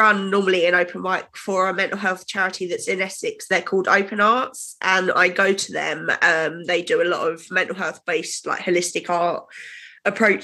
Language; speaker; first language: English; native; English